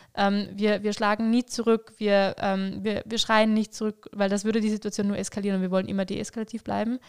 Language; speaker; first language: German; native; German